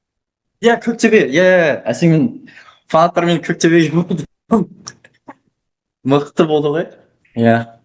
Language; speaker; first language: Kazakh; early bilingual, heritage; Kazakh